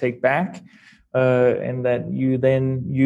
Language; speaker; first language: English; non-native, fluent; Danish